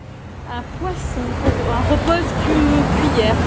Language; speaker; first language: French; native; French